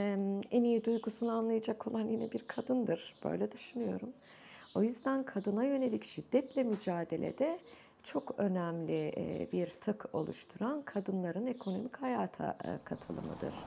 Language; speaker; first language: Turkish; native; Turkish